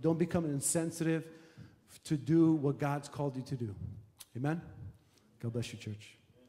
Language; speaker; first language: English; early bilingual, other home language; Romanian